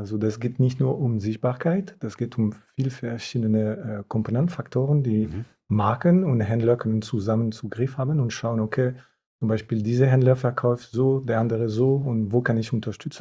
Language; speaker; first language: German; non-native, fluent; French